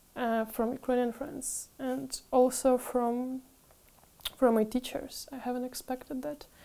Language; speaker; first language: English; non-native, fluent; Ukrainian